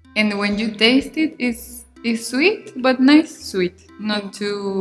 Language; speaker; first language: English; non-native, fluent; Spanish